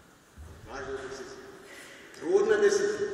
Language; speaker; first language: Polish; non-native, learner; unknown